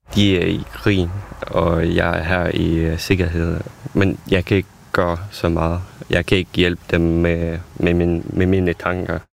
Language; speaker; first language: Danish; non-native, fluent; Ukrainian